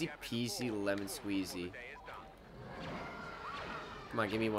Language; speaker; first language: English; native; English